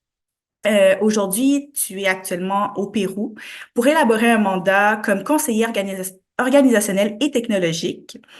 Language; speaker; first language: French; native; French